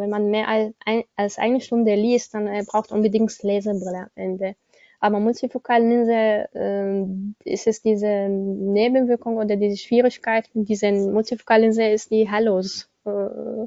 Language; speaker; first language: German; non-native, learner; Arabic